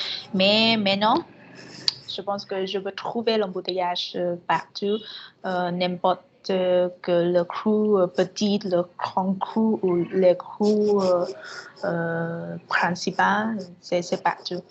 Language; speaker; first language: French; non-native, fluent; Vietnamese